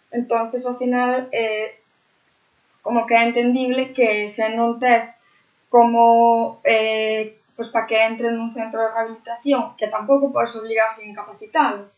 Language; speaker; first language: Galician; non-native, local second language; Spanish